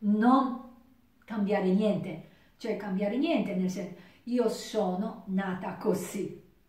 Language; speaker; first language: Italian; non-native, learner; Japanese